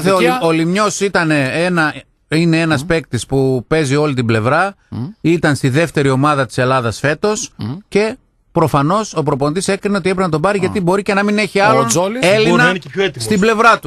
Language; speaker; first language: Greek; native; Greek